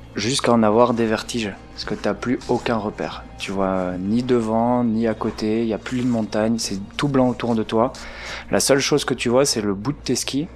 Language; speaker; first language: French; native; French